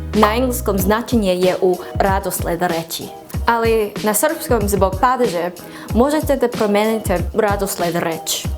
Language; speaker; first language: Croatian; non-native, learner; English